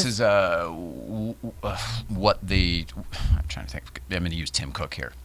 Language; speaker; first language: English; native; English